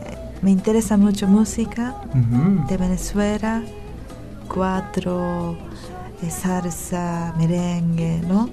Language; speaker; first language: Spanish; non-native, fluent; Japanese